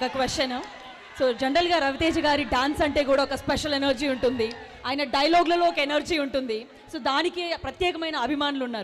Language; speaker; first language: Telugu; native; Telugu